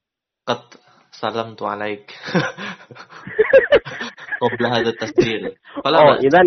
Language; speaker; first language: Arabic; non-native, fluent; Indonesian